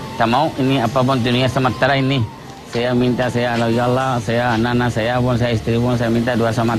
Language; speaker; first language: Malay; non-native, learner; Rohingya